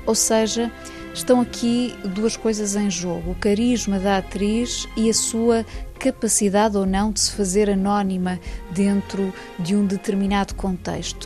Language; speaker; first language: Portuguese; native; Portuguese